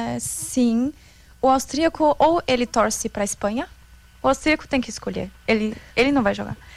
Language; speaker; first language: Portuguese; non-native, fluent; German